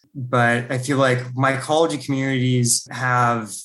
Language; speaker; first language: English; native; English